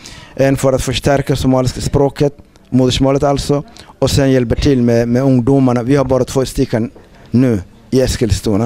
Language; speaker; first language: Swedish; non-native, fluent; Somali